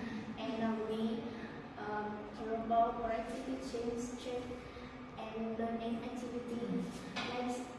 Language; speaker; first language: English; non-native, learner; Vietnamese